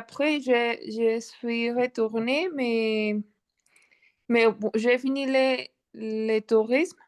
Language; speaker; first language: French; non-native, learner; Spanish